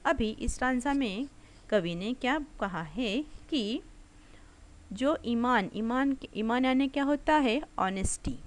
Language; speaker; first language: Hindi; non-native, local second language; Marathi